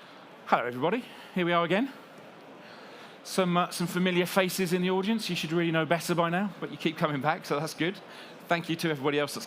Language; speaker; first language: English; native; English